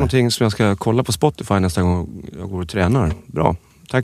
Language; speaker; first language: Swedish; native; Swedish